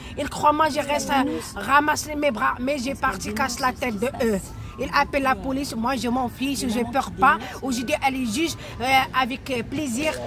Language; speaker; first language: French; non-native, learner; Arabic